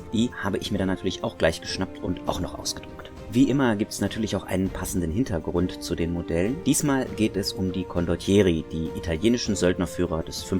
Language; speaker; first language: German; native; German